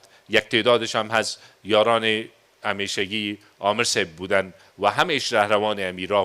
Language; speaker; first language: Persian; native; Persian